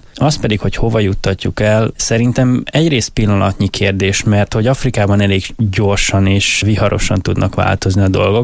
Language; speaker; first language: Hungarian; native; Hungarian